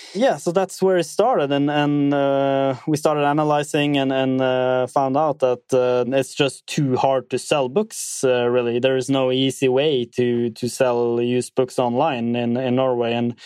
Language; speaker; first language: English; non-native, fluent; Norwegian